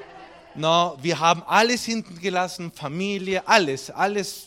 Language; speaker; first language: German; non-native, fluent; Spanish